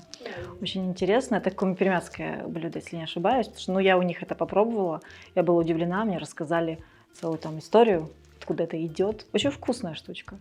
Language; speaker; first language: Russian; early bilingual, other home language; Georgian